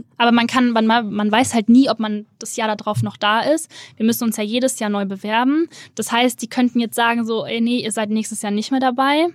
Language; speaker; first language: German; native; German